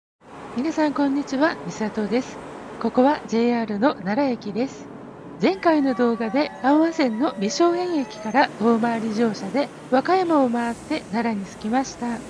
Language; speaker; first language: Japanese; native; Japanese